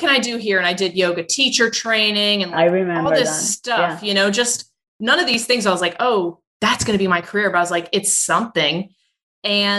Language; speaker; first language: English; native; English